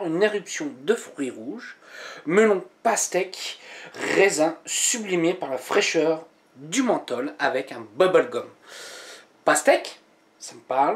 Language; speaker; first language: French; native; French